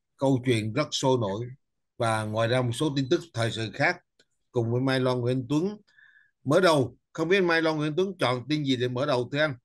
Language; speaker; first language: Vietnamese; native; Vietnamese